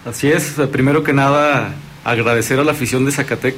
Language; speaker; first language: Spanish; native; Spanish